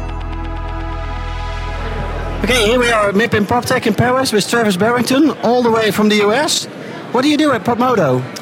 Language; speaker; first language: English; non-native, fluent; Dutch